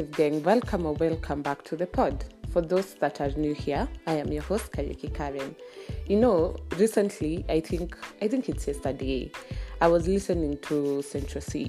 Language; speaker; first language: English; non-native, local second language; Swahili